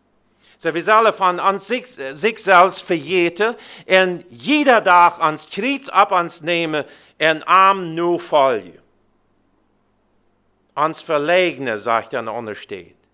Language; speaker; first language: German; early bilingual, heritage; Plautdietsch